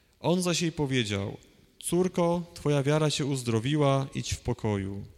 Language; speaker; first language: Polish; native; Polish